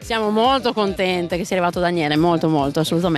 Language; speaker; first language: Italian; native; Italian